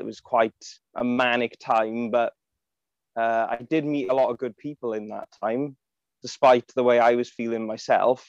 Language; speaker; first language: English; native; English